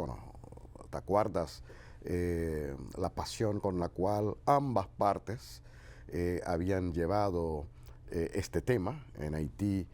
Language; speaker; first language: Spanish; non-native, fluent; Haitian Creole